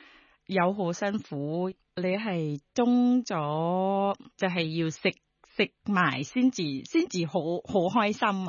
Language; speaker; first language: Cantonese; non-native, fluent; Thai